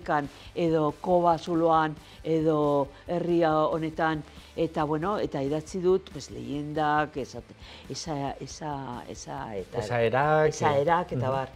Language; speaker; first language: Basque; non-native, local second language; Spanish